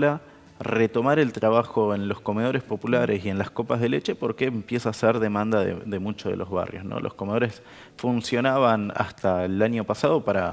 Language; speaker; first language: Spanish; native; Spanish